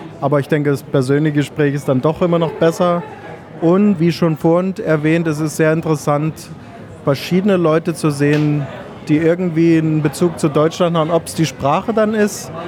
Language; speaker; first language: German; native; German